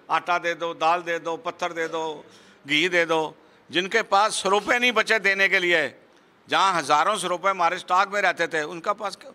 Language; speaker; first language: Hindi; non-native, local second language; Punjabi